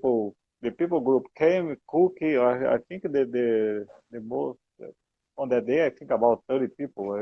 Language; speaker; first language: English; non-native, learner; Portuguese